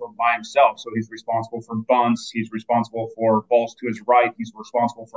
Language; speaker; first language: English; native; English